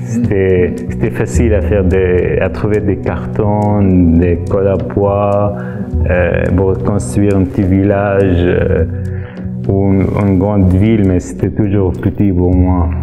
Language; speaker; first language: French; non-native, fluent; Arabic